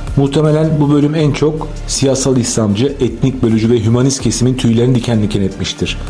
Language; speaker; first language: Turkish; native; Turkish